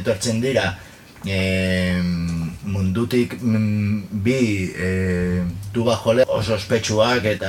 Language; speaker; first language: Basque; non-native, local second language; Spanish